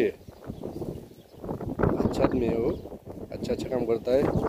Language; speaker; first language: Hindi; non-native, learner; Bangla